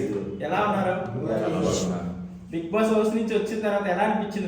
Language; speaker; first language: Telugu; native; Telugu